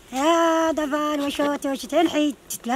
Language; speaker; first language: Arabic; non-native, local second language; Central Atlas Tamazight